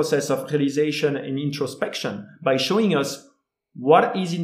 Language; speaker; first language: English; non-native, fluent; French